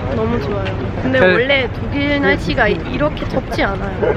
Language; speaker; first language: Korean; non-native, learner; German